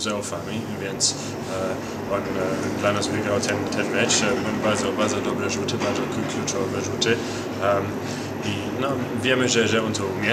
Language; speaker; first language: Polish; early bilingual, heritage; Polish